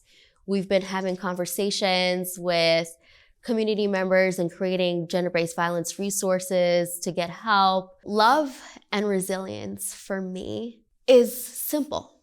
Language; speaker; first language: English; early bilingual, other home language; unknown